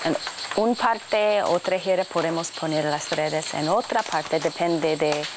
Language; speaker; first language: Spanish; non-native, fluent; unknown